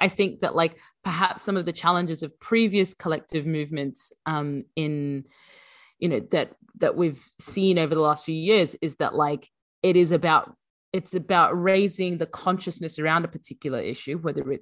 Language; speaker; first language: English; native; English